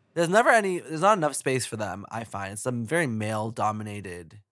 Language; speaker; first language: English; early bilingual, other home language; Hindi